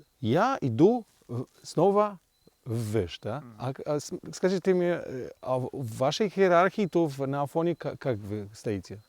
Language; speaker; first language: Russian; non-native, learner; Polish